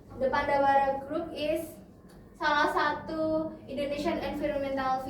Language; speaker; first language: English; non-native, learner; Indonesian